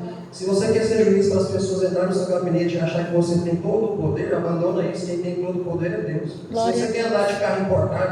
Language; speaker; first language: Portuguese; native; Portuguese